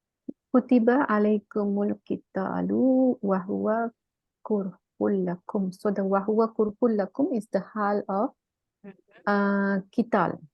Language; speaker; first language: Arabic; non-native, learner; Malay